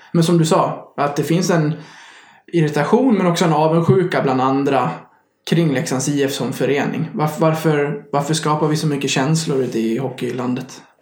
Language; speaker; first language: Swedish; native; Swedish